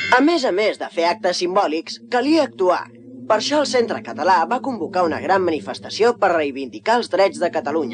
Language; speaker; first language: Catalan; native; Catalan